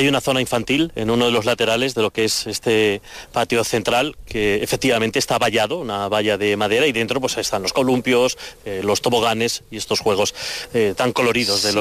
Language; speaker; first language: Spanish; native; Spanish